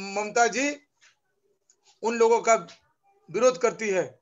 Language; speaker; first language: Hindi; non-native, local second language; Bangla